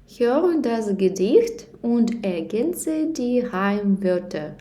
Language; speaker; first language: German; non-native, learner; Ukrainian